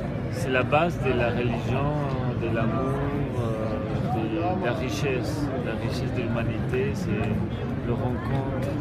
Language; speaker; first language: French; non-native, fluent; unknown